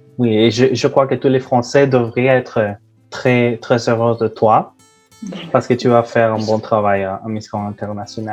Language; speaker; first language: French; non-native, fluent; Spanish